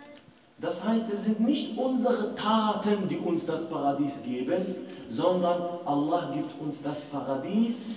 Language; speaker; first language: German; non-native, fluent; Arabic